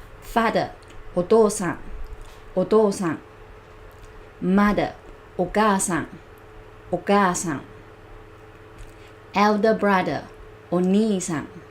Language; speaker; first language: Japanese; non-native, learner; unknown